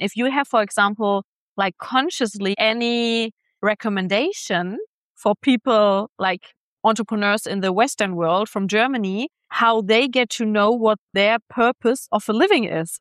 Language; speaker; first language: English; non-native, fluent; German